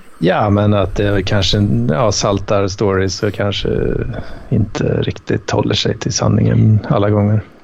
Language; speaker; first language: Swedish; native; Swedish